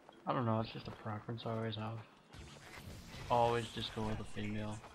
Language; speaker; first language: English; native; English